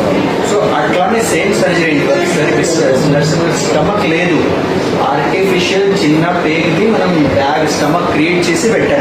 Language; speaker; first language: Telugu; non-native, fluent; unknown